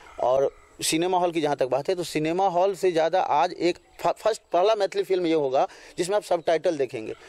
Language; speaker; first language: Hindi; non-native, local second language; Maithili